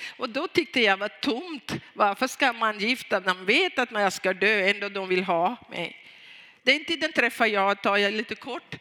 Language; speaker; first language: Swedish; non-native, fluent; Tamil